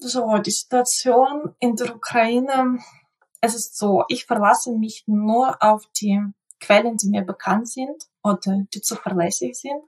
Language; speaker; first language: German; non-native, fluent; Ukrainian